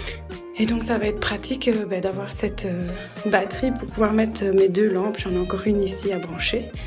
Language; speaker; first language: French; native; French